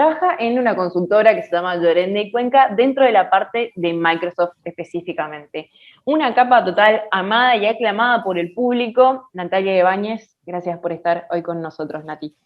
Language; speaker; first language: Spanish; native; Spanish